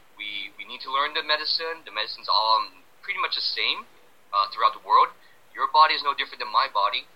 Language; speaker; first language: English; native; English